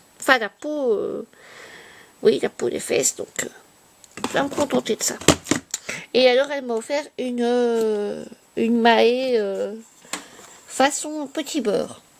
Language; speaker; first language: French; native; French